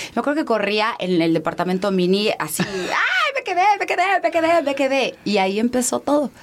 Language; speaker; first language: Spanish; native; Spanish